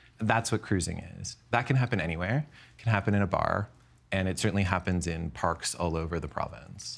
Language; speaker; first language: English; native; English